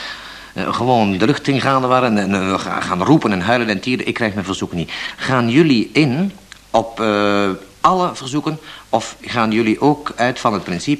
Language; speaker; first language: Dutch; native; Dutch